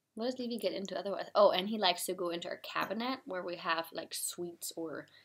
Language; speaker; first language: English; non-native, fluent; German